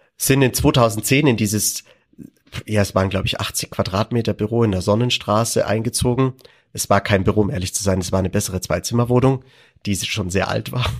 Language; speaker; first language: German; native; German